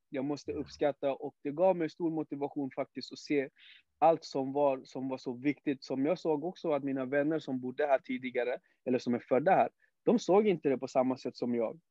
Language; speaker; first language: Swedish; early bilingual, other home language; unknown